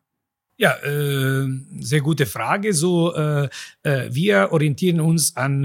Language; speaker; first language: German; non-native, fluent; Bosnian